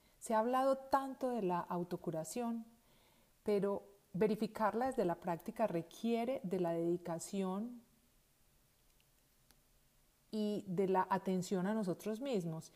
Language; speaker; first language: Spanish; native; Spanish